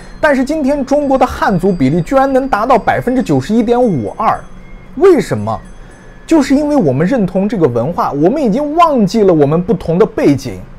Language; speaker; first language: Chinese; native; Chinese